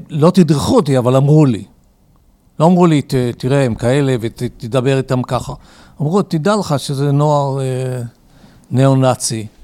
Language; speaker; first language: Hebrew; early bilingual, other home language; English